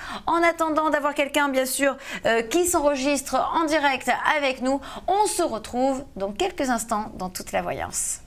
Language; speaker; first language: French; native; French